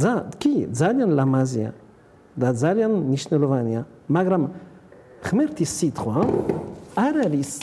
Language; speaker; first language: Georgian; non-native, learner; French